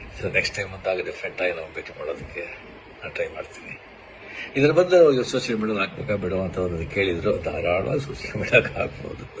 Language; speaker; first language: Kannada; non-native, local second language; Marathi